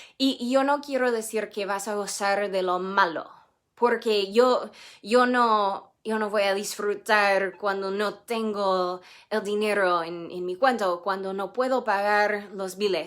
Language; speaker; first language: Spanish; non-native, fluent; English